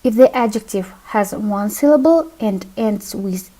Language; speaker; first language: English; non-native, fluent; Kazakh